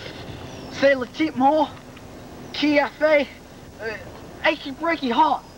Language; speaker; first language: French; non-native, learner; English